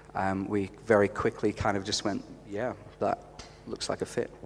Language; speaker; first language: English; native; English